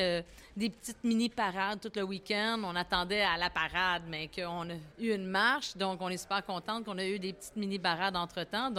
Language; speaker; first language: French; native; French